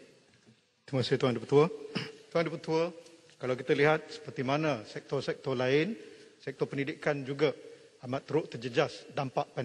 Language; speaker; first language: Malay; native; Malay